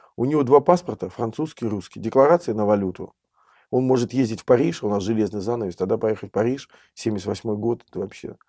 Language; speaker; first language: Russian; native; Russian